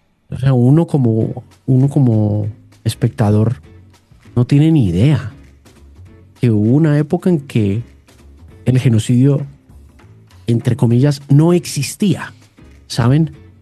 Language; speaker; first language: Spanish; native; Spanish